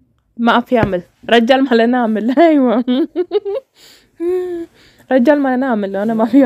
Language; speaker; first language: Arabic; non-native, learner; Oromo